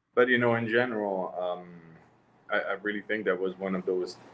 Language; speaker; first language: English; non-native, fluent; French